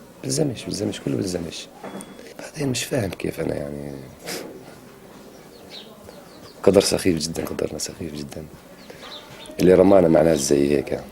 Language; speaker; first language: Arabic; native; Arabic